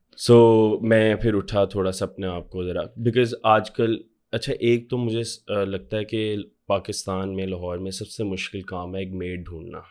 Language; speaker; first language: Urdu; native; Urdu